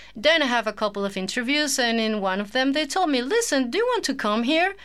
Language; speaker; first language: English; non-native, fluent; Spanish